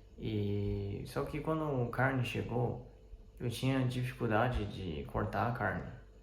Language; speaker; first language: Portuguese; non-native, fluent; Chinese